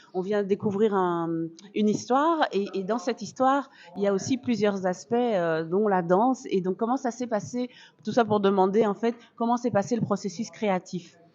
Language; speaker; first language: French; early bilingual, other home language; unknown